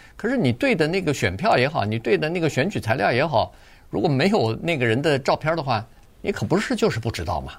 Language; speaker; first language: Chinese; native; Chinese